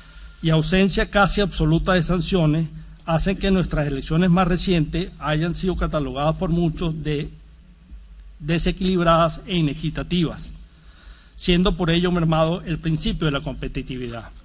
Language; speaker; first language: Spanish; native; Spanish